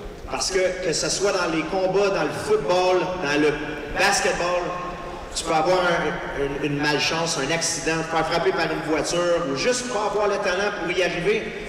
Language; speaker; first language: French; native; French